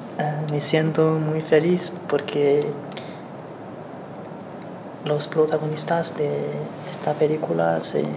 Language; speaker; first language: Spanish; non-native, learner; Chinese